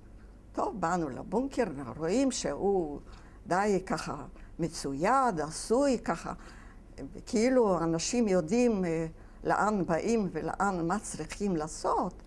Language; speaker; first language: Hebrew; non-native, fluent; Yiddish